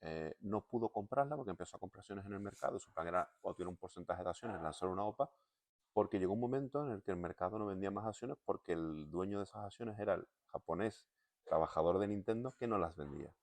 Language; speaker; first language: Spanish; native; Spanish